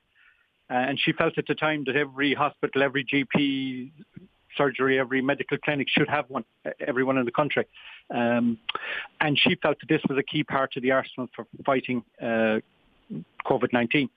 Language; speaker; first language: English; native; English